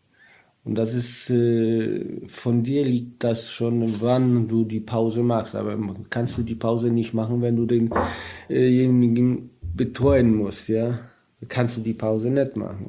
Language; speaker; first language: German; non-native, learner; Polish